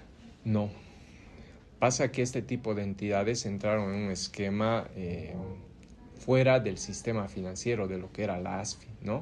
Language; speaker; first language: Spanish; native; Spanish